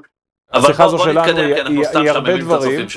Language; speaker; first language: Hebrew; native; Hebrew